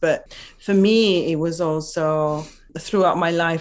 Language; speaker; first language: English; non-native, fluent; Italian